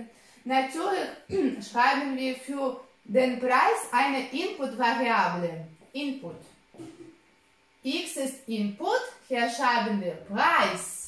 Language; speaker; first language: German; non-native, fluent; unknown